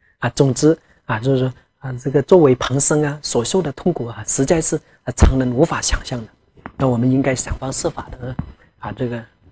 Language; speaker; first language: Chinese; non-native, local second language; Tibetan